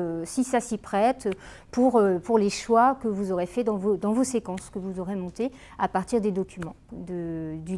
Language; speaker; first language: French; native; French